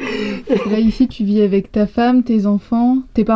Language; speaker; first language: French; native; French